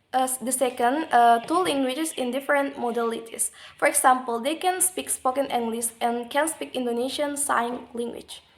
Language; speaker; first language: English; non-native, learner; Indonesian